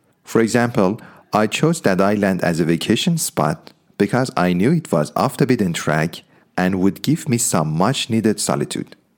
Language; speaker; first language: English; non-native, fluent; Persian